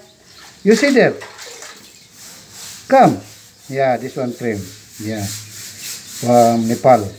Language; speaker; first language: English; non-native, learner; Filipino